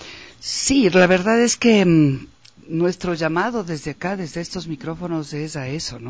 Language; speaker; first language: Spanish; native; Spanish